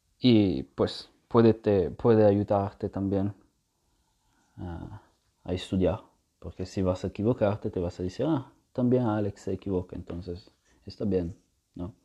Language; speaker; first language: Spanish; non-native, fluent; Italian